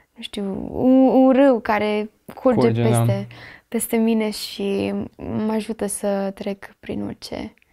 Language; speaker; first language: Romanian; early bilingual, heritage; Romanian